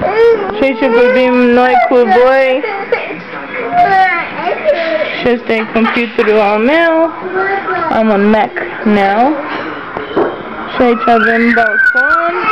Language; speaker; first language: Romanian; early bilingual, heritage; Romanian